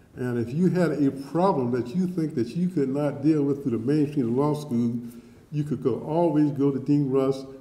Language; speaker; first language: English; native; English